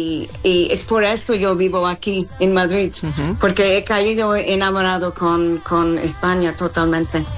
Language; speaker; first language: Spanish; non-native, fluent; English